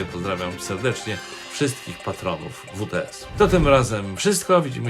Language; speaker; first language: Polish; native; Polish